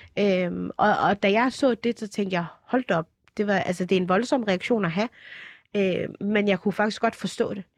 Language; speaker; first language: Danish; early bilingual, other home language; Somali